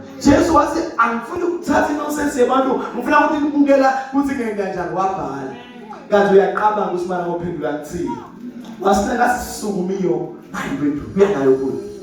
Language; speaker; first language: Zulu; non-native, local second language; Swati